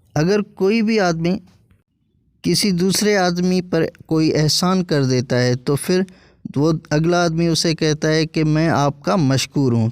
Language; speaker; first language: Urdu; native; Urdu